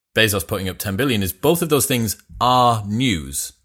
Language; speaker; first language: English; native; English